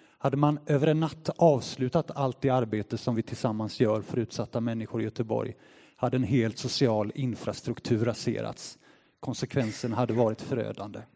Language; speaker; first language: Swedish; native; Swedish